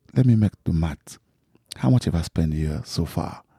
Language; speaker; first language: English; non-native, local second language; French